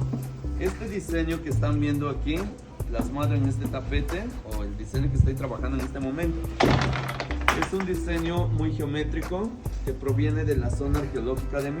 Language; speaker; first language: Spanish; non-native, local second language; Zapotec